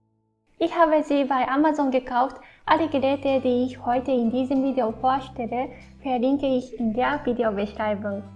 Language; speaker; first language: German; non-native, fluent; Japanese